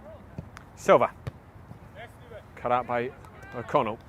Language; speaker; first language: English; native; English